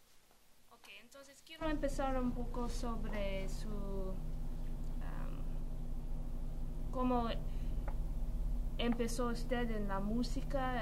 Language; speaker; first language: Spanish; non-native, fluent; English